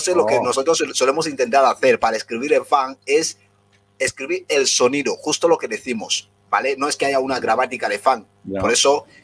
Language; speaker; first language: Spanish; non-native, local second language; Fang